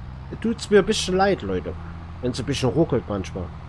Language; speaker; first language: German; native; German